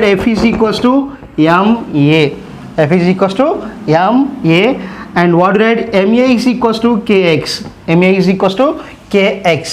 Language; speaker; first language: English; non-native, local second language; Telugu